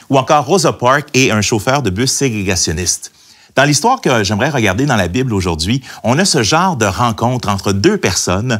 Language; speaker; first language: French; native; French